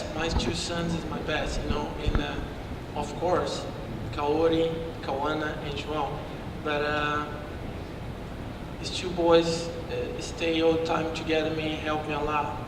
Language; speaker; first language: English; non-native, learner; Portuguese